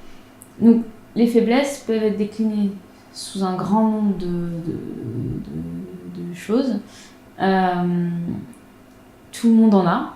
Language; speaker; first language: French; native; French